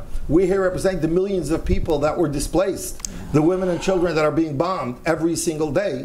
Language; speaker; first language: English; native; English